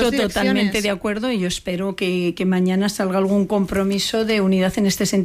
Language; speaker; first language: Spanish; native; Spanish